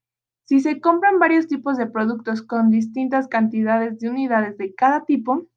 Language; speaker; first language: Spanish; native; Spanish